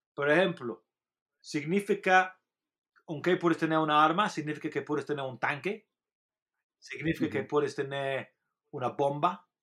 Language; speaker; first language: Spanish; non-native, fluent; English